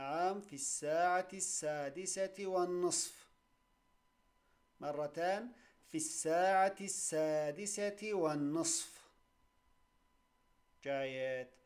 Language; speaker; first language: Arabic; non-native, fluent; Turkish